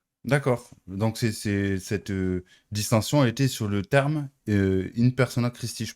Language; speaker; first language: French; native; French